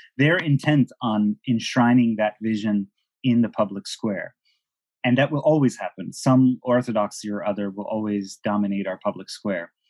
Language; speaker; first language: English; non-native, fluent; Persian